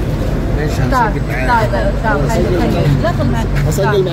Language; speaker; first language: Arabic; native; Arabic